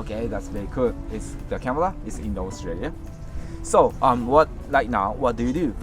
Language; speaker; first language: English; non-native, learner; Japanese